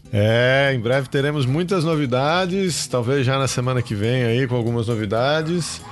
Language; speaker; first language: Portuguese; native; Portuguese